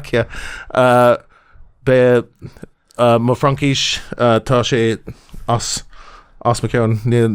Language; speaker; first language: Irish; non-native, local second language; English